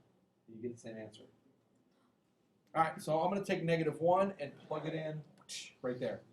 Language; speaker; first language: English; native; English